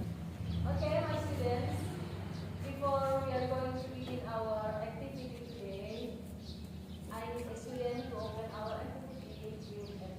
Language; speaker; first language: English; non-native, local second language; Indonesian